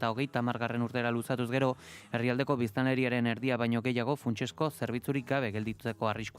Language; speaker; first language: Basque; native; Basque